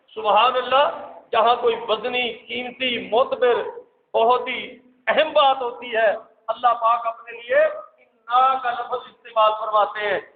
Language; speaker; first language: Urdu; non-native, local second language; Punjabi